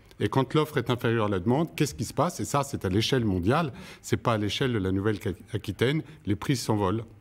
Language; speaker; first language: French; native; French